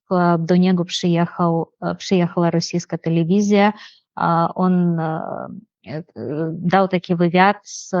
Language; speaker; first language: Polish; non-native, fluent; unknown